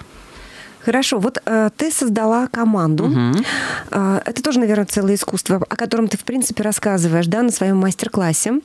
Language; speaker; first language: Russian; native; Russian